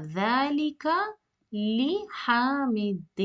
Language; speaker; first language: Arabic; non-native, fluent; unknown